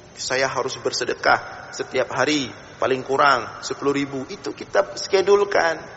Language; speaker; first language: Malay; non-native, local second language; Achinese